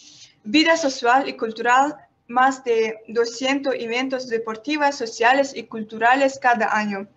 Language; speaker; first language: Spanish; non-native, learner; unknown